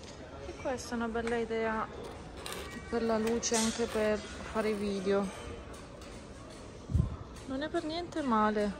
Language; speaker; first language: Italian; non-native, fluent; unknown